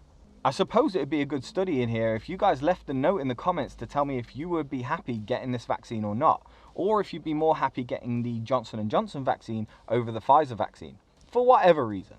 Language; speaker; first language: English; native; English